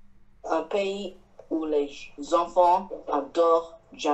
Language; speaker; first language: French; non-native, learner; Chinese